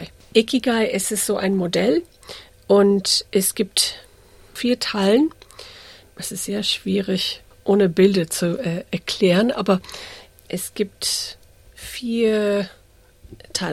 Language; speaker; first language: German; early bilingual, heritage; English